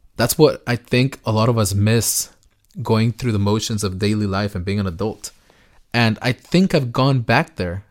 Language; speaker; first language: English; early bilingual, other home language; Spanish